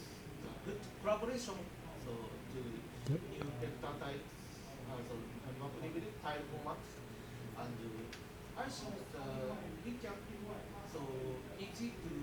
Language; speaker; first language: English; non-native, learner; Japanese